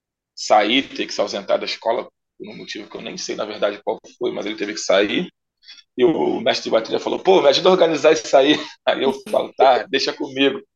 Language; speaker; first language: Portuguese; native; Portuguese